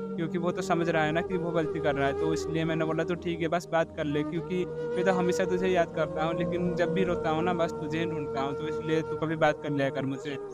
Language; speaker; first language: Hindi; non-native, local second language; Odia